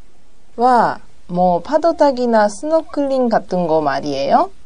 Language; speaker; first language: Korean; non-native, learner; Japanese